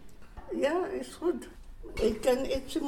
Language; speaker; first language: Dutch; non-native, learner; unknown